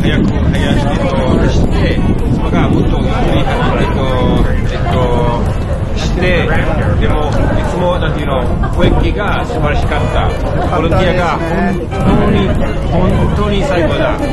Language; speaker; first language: Japanese; non-native, learner; English